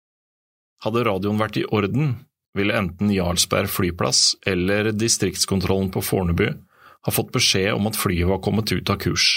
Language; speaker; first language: Norwegian; native; Norwegian